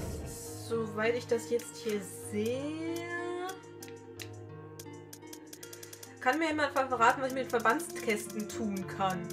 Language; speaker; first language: German; native; German